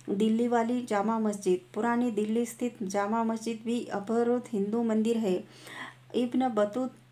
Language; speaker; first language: Hindi; non-native, local second language; Marathi